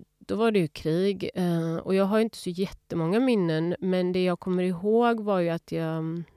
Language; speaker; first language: Swedish; early bilingual, other home language; Persian